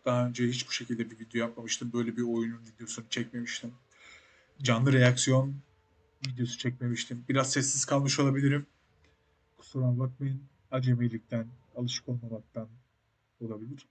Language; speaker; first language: Turkish; native; Turkish